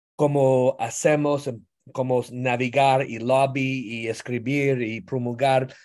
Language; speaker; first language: Spanish; non-native, fluent; English